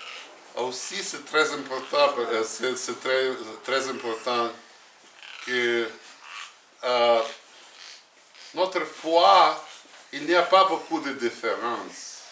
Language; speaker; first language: French; non-native, learner; Russian